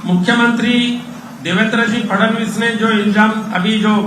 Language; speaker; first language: Hindi; non-native, local second language; Marathi